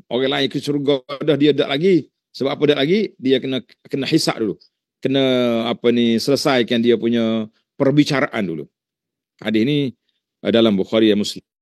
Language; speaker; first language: Malay; native; Malay